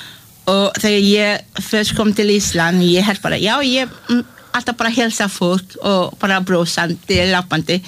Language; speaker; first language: Icelandic; non-native, learner; Malay